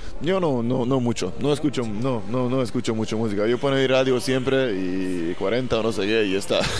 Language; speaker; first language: Spanish; non-native, fluent; Hungarian